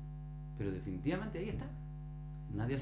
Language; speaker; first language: Spanish; native; Spanish